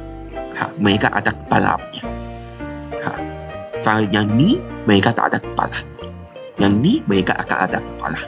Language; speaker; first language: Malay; non-native, local second language; Chinese